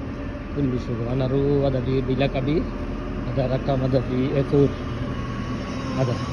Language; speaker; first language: Arabic; non-native, learner; Bangla